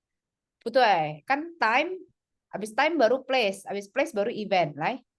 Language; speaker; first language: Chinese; non-native, fluent; Indonesian